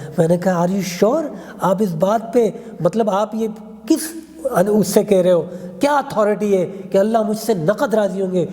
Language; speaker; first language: Urdu; non-native, local second language; Pashto